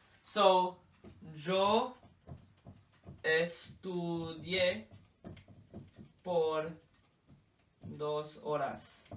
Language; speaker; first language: Spanish; non-native, learner; English